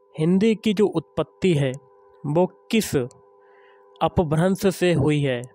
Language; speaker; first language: Hindi; native; Hindi